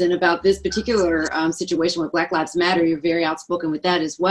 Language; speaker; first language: English; native; English